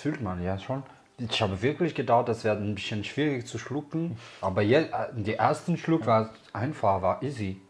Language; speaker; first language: German; non-native, learner; Malagasy